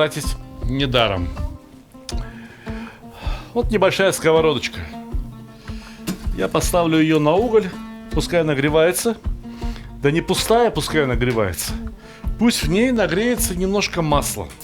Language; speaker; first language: Russian; native; Russian